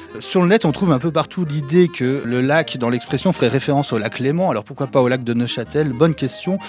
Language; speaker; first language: French; native; French